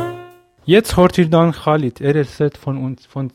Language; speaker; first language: German; non-native, learner; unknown